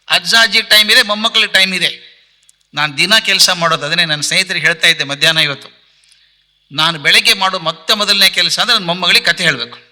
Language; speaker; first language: Kannada; native; Kannada